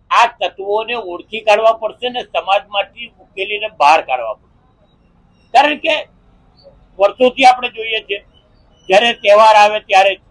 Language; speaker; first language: Gujarati; native; Gujarati